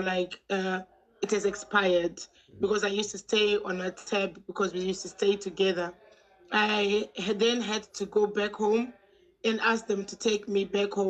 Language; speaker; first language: English; non-native, local second language; Shona